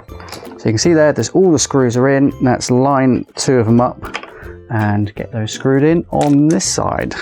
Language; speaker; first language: English; native; English